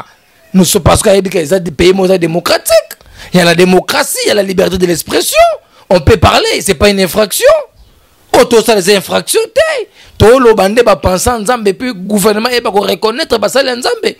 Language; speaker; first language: French; non-native, local second language; Lingala